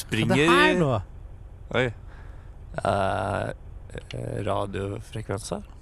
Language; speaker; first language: Norwegian; native; Norwegian